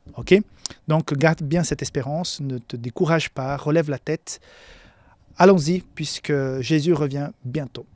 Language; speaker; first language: French; non-native, fluent; Portuguese